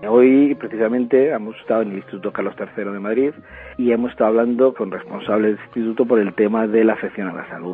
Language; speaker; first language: Spanish; native; Spanish